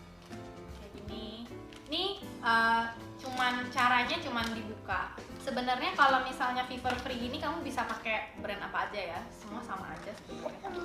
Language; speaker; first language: Indonesian; native; Indonesian